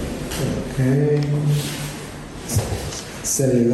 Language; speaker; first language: Italian; non-native, learner; English